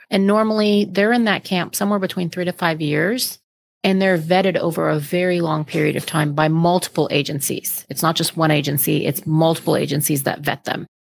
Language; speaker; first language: English; native; English